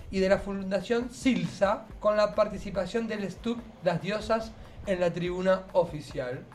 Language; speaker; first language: Spanish; native; Spanish